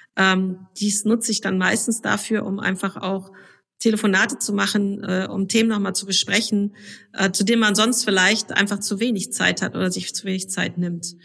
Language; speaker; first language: German; native; German